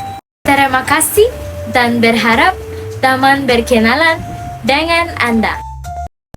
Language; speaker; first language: Indonesian; non-native, learner; Filipino